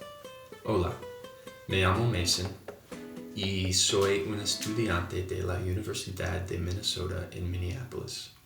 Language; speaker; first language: Spanish; non-native, learner; English